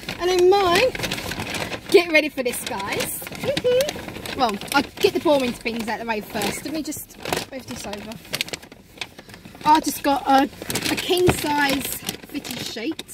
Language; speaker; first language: English; native; English